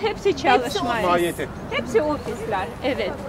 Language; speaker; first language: Turkish; non-native, fluent; Russian